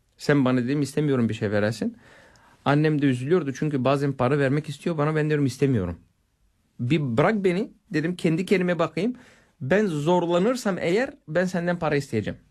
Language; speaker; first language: Turkish; non-native, fluent; Bulgarian